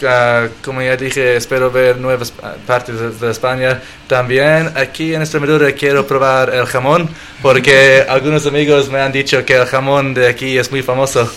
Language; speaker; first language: Spanish; non-native, fluent; English